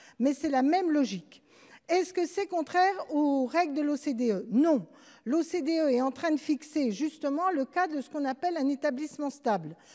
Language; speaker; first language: French; native; French